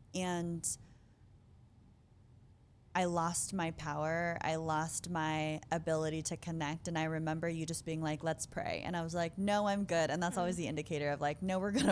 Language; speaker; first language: English; native; English